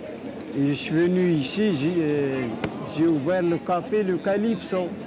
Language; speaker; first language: French; non-native, local second language; Arabic